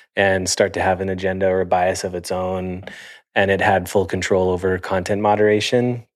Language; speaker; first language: English; native; English